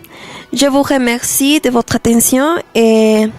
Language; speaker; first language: French; non-native, learner; Spanish